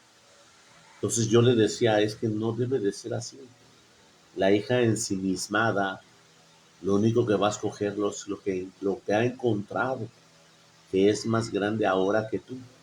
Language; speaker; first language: Spanish; native; Spanish